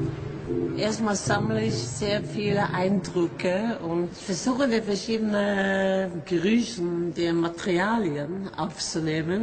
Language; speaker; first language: German; non-native, fluent; Norwegian